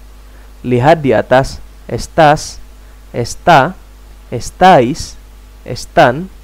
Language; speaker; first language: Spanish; non-native, fluent; Indonesian